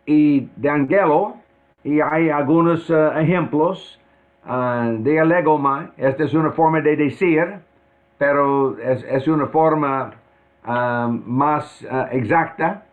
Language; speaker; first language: Spanish; non-native, fluent; English